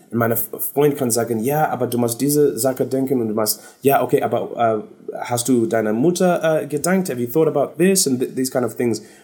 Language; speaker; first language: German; non-native, learner; English